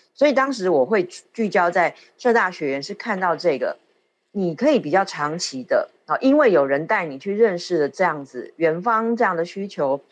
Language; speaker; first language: Chinese; native; Chinese